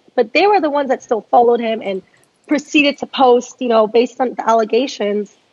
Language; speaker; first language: English; native; English